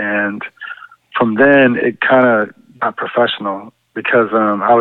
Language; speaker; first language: English; native; English